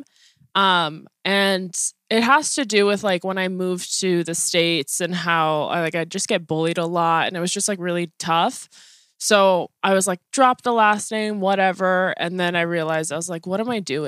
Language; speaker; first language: English; early bilingual, other home language; Persian